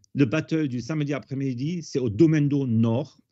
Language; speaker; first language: French; non-native, fluent; German